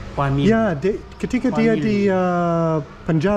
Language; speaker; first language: Indonesian; non-native, learner; English